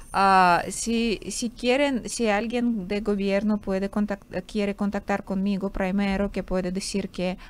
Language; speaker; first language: Spanish; non-native, fluent; Ukrainian